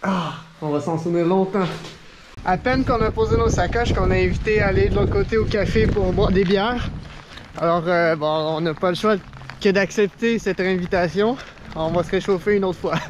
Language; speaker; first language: French; native; French